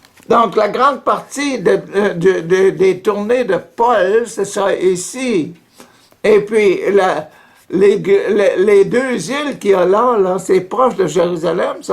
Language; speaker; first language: French; native; French